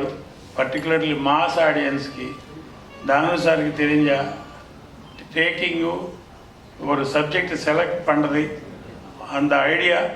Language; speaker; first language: Tamil; non-native, fluent; Telugu